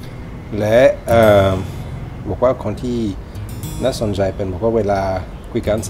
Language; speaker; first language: Thai; non-native, learner; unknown